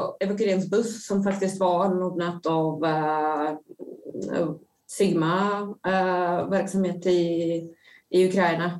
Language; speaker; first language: Swedish; non-native, fluent; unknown